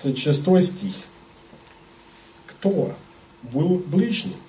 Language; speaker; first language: Russian; non-native, learner; English